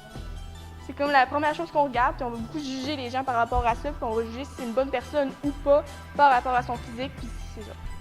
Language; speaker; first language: French; native; French